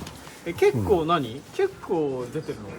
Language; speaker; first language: Japanese; native; Japanese